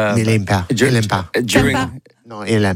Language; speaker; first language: French; non-native, learner; English